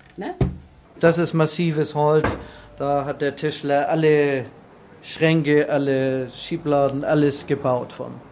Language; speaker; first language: German; native; German